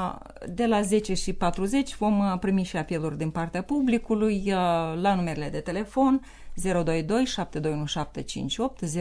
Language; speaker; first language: Romanian; native; Romanian